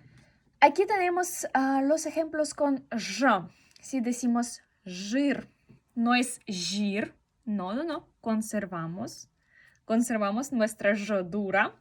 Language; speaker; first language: Spanish; non-native, fluent; Russian